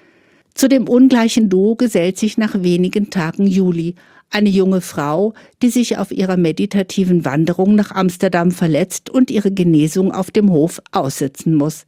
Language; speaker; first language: German; native; German